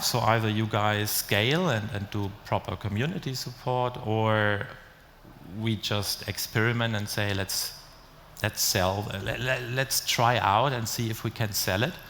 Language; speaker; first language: English; non-native, fluent; German